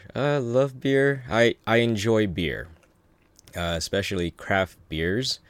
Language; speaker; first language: English; early bilingual, other home language; Filipino